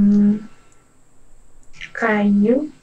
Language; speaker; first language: Korean; non-native, learner; Indonesian